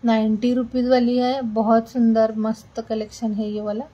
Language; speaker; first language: Hindi; non-native, local second language; Marathi